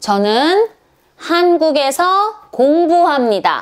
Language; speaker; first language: Korean; non-native, learner; Serbian